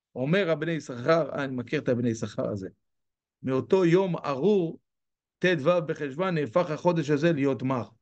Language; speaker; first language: Hebrew; native; Hebrew